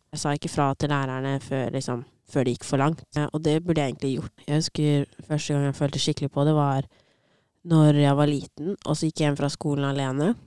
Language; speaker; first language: Norwegian; native; Norwegian